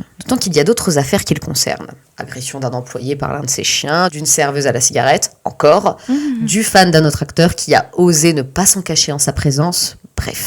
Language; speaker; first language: French; native; French